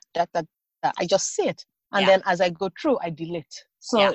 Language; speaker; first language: English; non-native, local second language; Yoruba